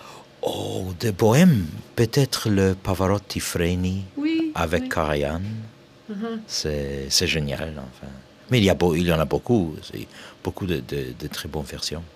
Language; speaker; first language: French; non-native, fluent; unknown